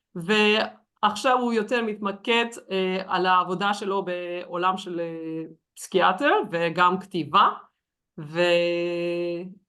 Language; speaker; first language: Hebrew; non-native, fluent; Turkish